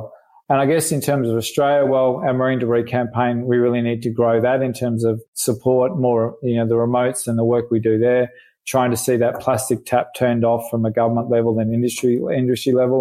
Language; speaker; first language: English; native; English